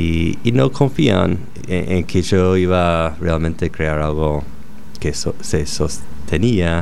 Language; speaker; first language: Spanish; non-native, fluent; English